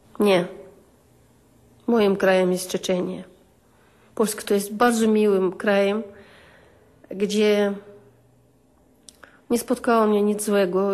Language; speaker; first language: Polish; non-native, fluent; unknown